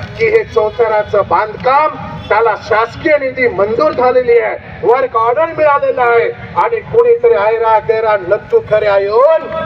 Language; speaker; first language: Marathi; non-native, local second language; Lambadi